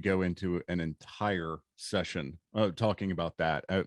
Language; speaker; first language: English; native; English